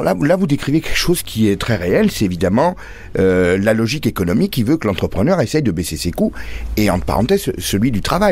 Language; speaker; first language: French; native; French